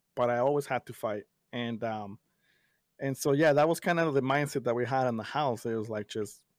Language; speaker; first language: English; early bilingual, other home language; Spanish